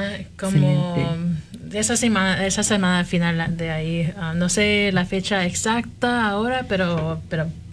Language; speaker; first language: Spanish; early bilingual, heritage; Spanish